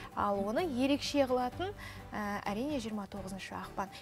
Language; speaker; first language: Kazakh; native; Kazakh